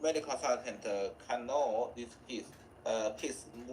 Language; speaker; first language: English; non-native, learner; Chinese